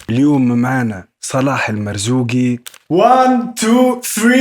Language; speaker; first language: Arabic; native; Arabic